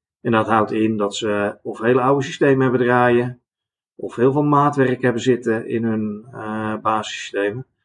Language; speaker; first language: Dutch; native; Dutch